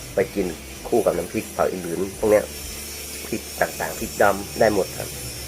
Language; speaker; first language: Thai; non-native, local second language; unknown